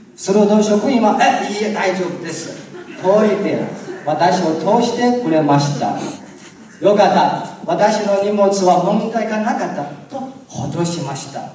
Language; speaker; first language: Japanese; non-native, learner; Chinese